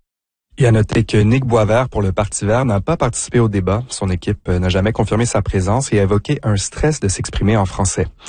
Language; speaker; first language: French; native; French